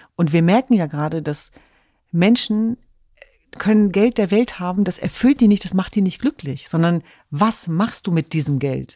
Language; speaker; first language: German; early bilingual, other home language; Kurdish